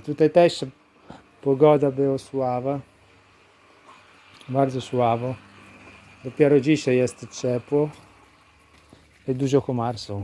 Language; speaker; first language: Polish; non-native, learner; Italian